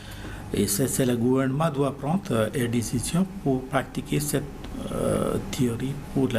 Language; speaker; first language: French; non-native, learner; Malayalam